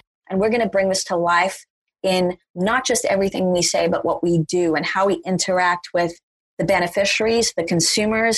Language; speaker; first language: English; native; English